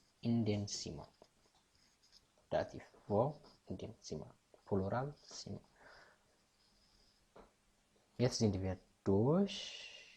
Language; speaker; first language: German; non-native, fluent; Tigrinya